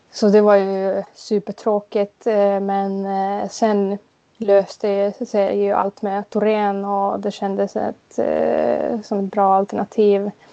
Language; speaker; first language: Swedish; non-native, local second language; Finnish